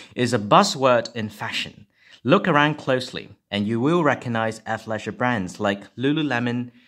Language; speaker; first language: English; non-native, local second language; Cantonese